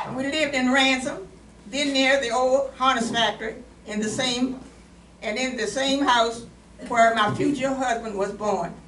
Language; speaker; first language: English; native; English